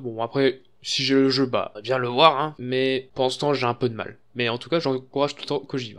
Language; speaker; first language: French; native; French